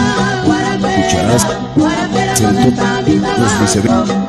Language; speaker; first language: Spanish; native; Spanish